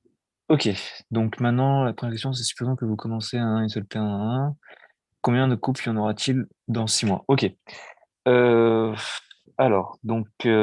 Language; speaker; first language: French; native; French